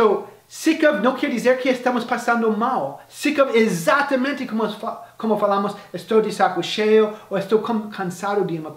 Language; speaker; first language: Portuguese; non-native, fluent; English